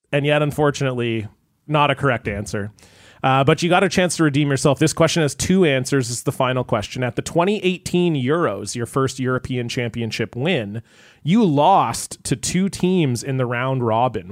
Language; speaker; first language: English; native; English